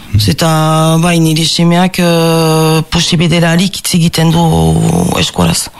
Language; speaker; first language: Basque; non-native, local second language; French